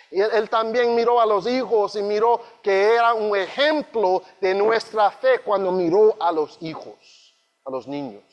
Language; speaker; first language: Spanish; non-native, learner; English